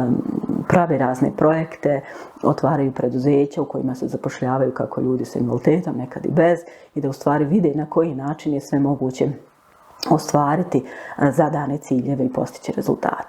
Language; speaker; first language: Bosnian; native; Bosnian